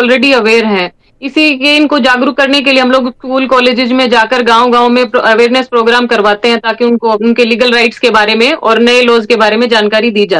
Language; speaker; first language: Hindi; native; Hindi